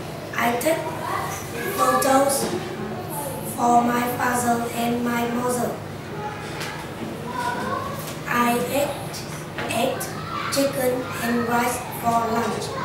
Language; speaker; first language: English; non-native, learner; Vietnamese